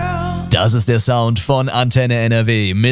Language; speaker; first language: German; native; German